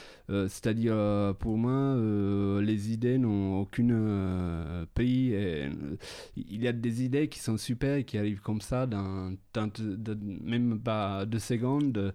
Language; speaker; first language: French; non-native, fluent; Italian